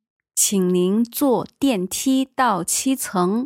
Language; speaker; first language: Chinese; native; Chinese